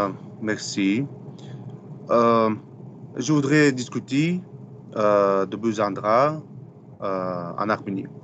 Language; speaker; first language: French; non-native, fluent; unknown